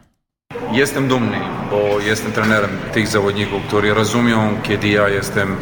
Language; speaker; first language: Polish; non-native, fluent; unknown